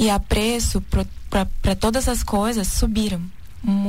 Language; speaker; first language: Portuguese; non-native, learner; Russian